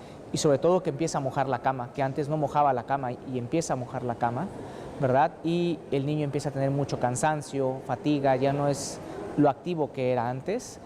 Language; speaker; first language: Spanish; native; Spanish